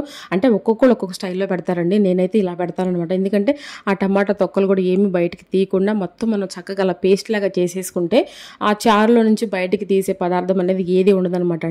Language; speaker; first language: Telugu; native; Telugu